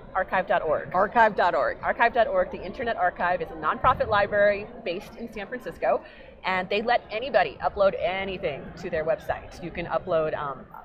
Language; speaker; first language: English; native; English